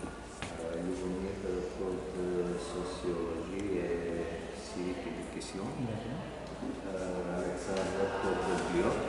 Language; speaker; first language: French; non-native, learner; Serbian